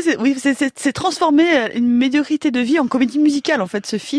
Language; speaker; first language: French; native; French